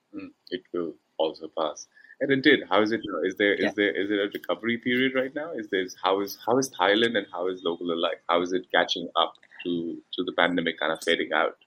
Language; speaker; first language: English; non-native, local second language; Hindi